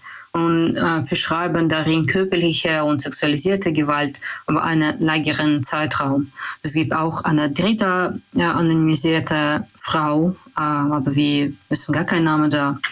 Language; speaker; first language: German; non-native, learner; Russian